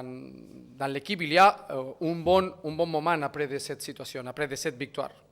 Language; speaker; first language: French; non-native, fluent; Spanish